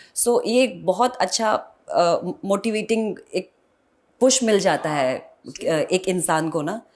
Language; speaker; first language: Hindi; non-native, local second language; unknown